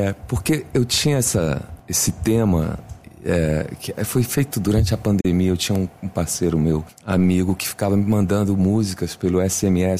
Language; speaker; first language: Portuguese; native; Portuguese